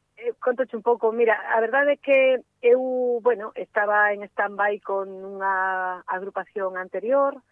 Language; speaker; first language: Galician; non-native, local second language; Spanish